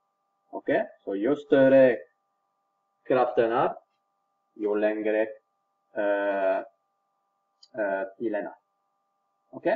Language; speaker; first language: Norwegian; non-native, fluent; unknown